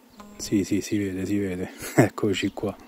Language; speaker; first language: Italian; native; Italian